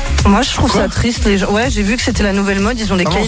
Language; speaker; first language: French; native; French